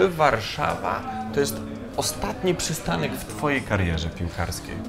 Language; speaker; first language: Polish; native; Polish